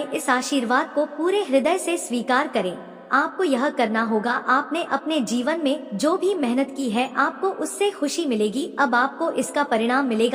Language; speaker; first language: Hindi; native; Hindi